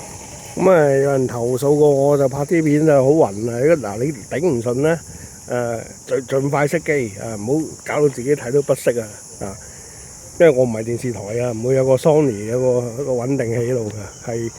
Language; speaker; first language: Chinese; native; Chinese